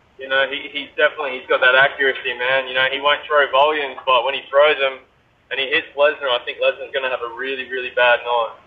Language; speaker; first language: English; native; English